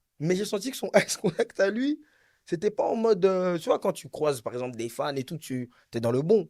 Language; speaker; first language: French; native; French